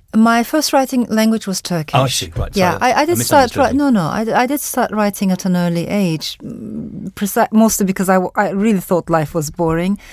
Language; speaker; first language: English; non-native, fluent; Turkish